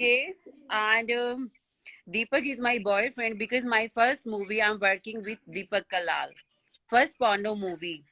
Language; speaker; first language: English; non-native, learner; Hindi